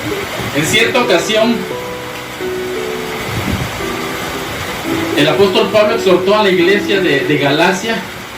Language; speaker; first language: Spanish; native; Spanish